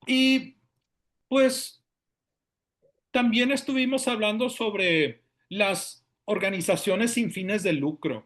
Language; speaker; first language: Spanish; early bilingual, heritage; Spanish